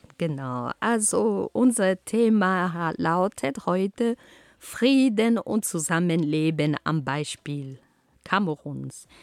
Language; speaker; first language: German; non-native, fluent; Ghomala